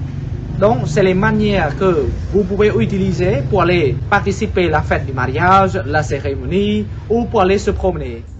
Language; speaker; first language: French; non-native, fluent; Khmer